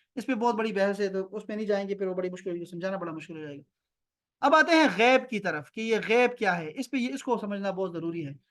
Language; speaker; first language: Urdu; non-native, local second language; Pashto